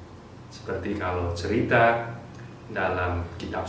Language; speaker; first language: Indonesian; native; Indonesian